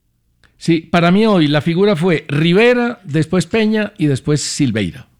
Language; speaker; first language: Spanish; native; Spanish